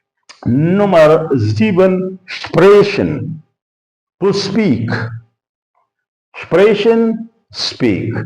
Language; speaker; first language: German; non-native, fluent; Urdu